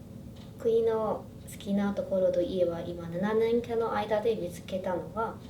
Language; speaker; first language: Japanese; non-native, fluent; Burmese